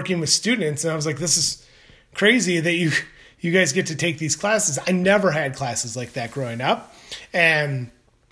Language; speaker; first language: English; native; English